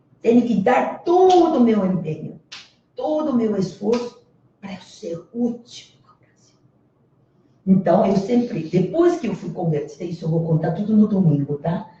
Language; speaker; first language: Portuguese; early bilingual, other home language; Korean